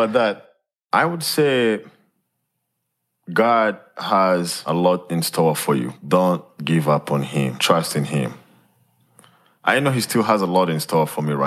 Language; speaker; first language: English; non-native, local second language; Kinyarwanda